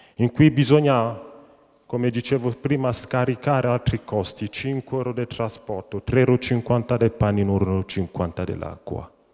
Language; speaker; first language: Italian; non-native, fluent; French